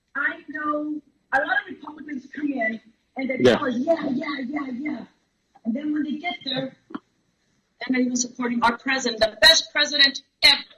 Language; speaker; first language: English; native; English